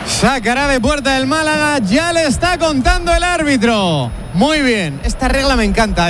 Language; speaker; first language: Spanish; native; Spanish